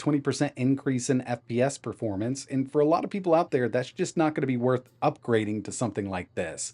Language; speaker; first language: English; native; English